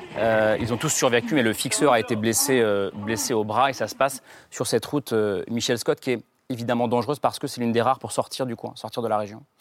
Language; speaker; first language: French; native; French